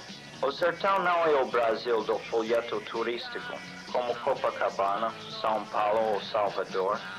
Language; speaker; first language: Portuguese; non-native, fluent; English